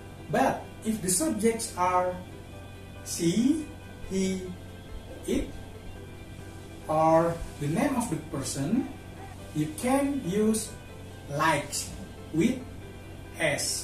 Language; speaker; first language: English; non-native, fluent; Indonesian